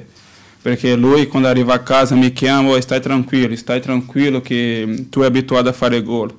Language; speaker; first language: Italian; non-native, learner; Portuguese